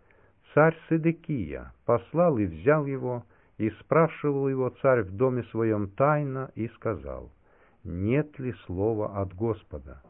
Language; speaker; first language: Russian; native; Russian